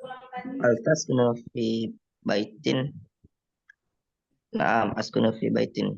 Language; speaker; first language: Arabic; non-native, learner; Indonesian